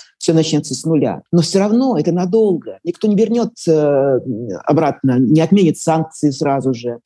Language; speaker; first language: Russian; native; Russian